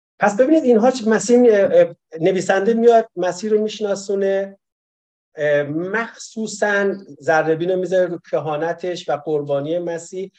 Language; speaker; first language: Persian; native; Persian